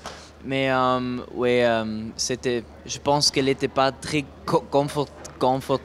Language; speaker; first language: French; non-native, learner; German